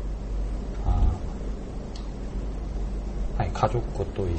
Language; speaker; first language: Japanese; non-native, learner; Korean